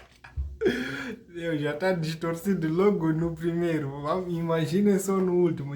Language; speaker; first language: Portuguese; native; Portuguese